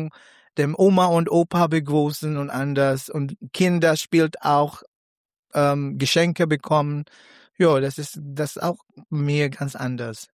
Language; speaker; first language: German; non-native, learner; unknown